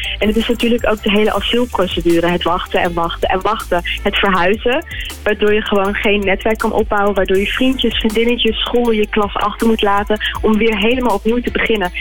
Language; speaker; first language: Dutch; early bilingual, other home language; Arabic